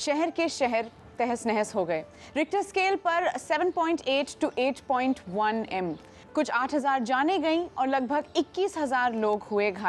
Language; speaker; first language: Hindi; native; Hindi